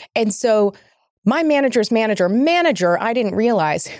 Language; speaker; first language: English; native; English